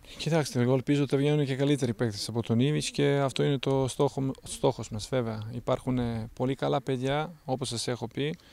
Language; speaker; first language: Greek; non-native, fluent; Serbian